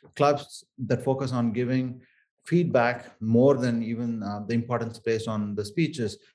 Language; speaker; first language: English; non-native, local second language; Tamil